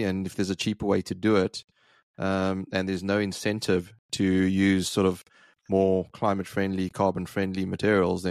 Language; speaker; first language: English; native; English